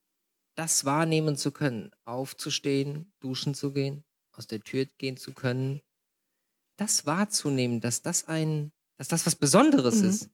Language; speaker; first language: German; native; German